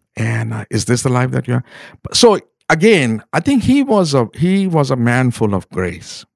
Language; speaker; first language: English; non-native, local second language; Urdu